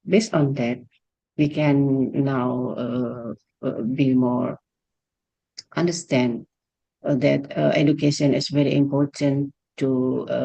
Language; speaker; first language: English; non-native, learner; Indonesian